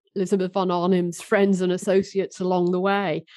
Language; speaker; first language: English; native; English